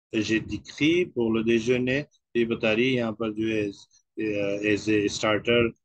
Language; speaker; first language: French; non-native, fluent; Urdu